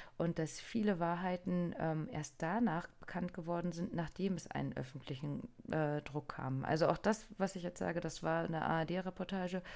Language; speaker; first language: German; non-native, fluent; Japanese